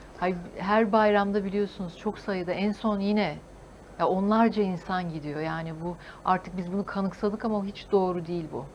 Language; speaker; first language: Turkish; native; Turkish